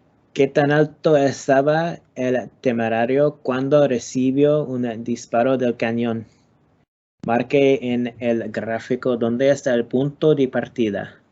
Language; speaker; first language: Spanish; non-native, learner; English